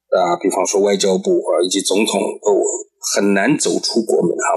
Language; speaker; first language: Chinese; native; Chinese